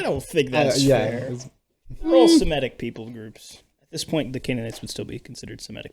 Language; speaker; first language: English; native; English